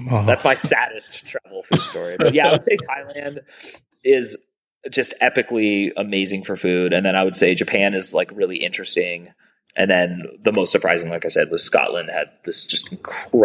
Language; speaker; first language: English; native; English